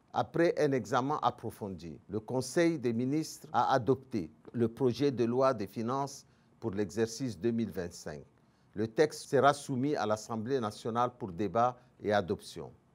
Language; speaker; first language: French; non-native, local second language; Arabic